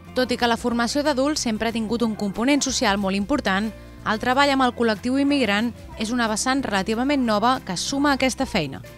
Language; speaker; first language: Catalan; native; Catalan